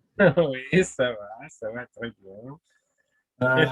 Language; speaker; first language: French; non-native, fluent; Russian